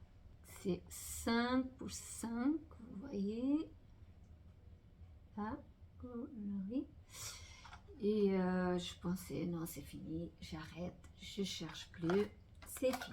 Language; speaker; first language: French; non-native, fluent; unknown